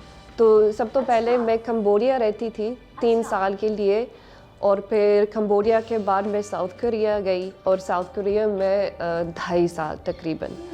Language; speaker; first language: Hindi; non-native, learner; English